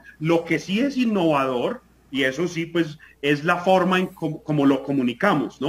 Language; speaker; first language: Spanish; native; Spanish